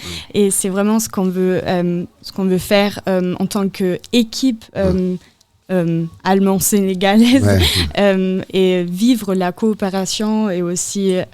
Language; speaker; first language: French; non-native, fluent; German